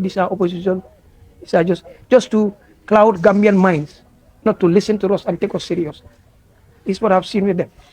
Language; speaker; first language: English; non-native, local second language; Fula